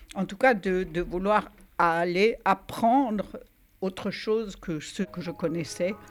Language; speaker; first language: French; native; French